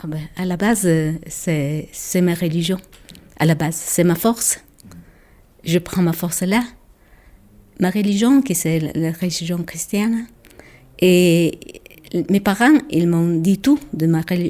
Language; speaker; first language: French; non-native, local second language; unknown